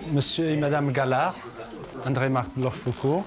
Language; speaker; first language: French; non-native, fluent; Portuguese